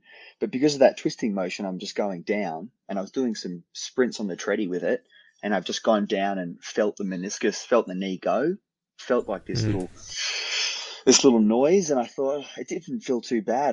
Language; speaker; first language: English; native; English